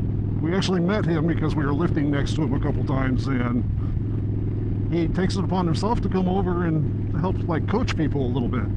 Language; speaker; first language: English; native; English